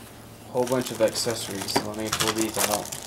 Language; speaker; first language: English; native; English